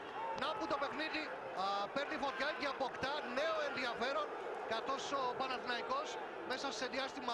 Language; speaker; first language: Greek; native; Greek